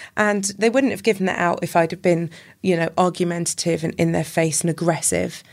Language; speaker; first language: English; native; English